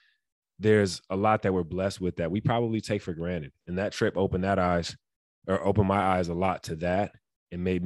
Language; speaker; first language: English; native; English